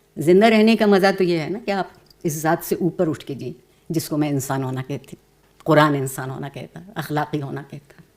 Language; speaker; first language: Urdu; native; Urdu